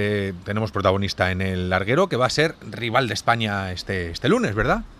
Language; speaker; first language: Spanish; native; Spanish